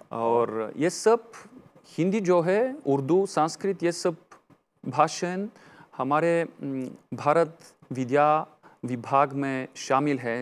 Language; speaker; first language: Hindi; non-native, fluent; Bulgarian